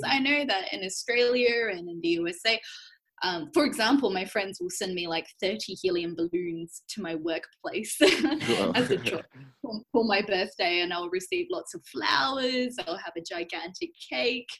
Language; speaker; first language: English; native; English